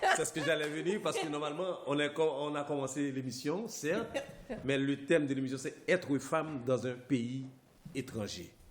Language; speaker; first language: French; non-native, local second language; Haitian Creole